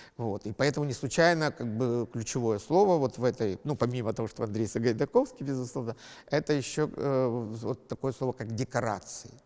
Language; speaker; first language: Russian; native; Russian